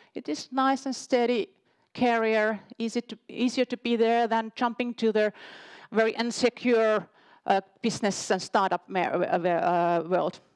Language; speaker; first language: English; non-native, fluent; Finnish